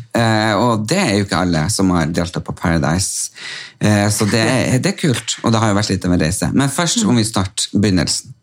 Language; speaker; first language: Norwegian; native; Norwegian